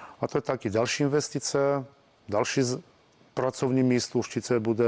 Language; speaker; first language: Czech; non-native, fluent; Armenian